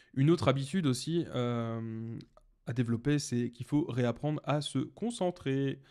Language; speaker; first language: French; native; French